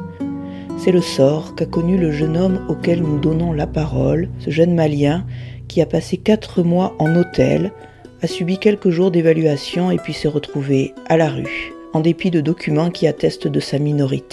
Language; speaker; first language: French; native; French